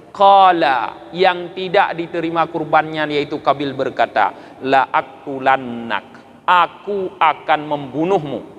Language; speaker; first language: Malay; non-native, local second language; Achinese